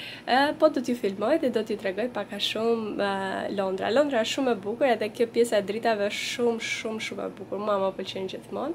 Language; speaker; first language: Albanian; early bilingual, heritage; Albanian